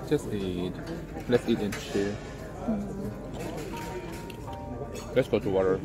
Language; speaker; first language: English; non-native, learner; Korean